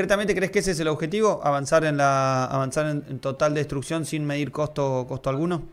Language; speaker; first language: Spanish; native; Spanish